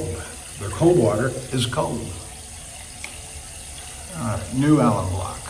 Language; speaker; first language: English; native; English